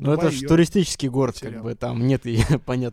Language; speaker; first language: Russian; native; Russian